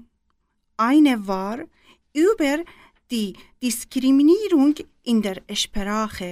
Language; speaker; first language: German; non-native, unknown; Persian